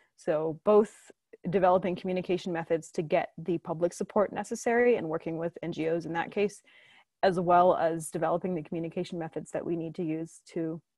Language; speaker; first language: English; native; English